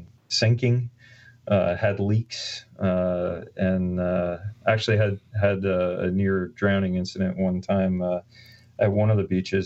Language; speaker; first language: English; native; English